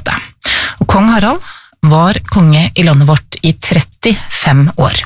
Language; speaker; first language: Norwegian; native; Norwegian